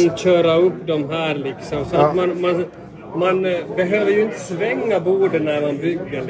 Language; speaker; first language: Swedish; native; Swedish